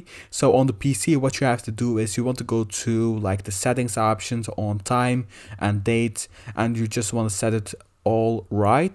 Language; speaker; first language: English; non-native, fluent; Dutch